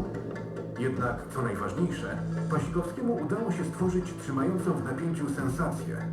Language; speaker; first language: Polish; native; Polish